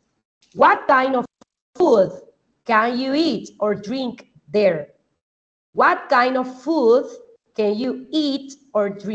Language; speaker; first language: English; non-native, fluent; Spanish